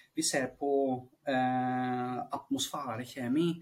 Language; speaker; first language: Norwegian; non-native, fluent; Dutch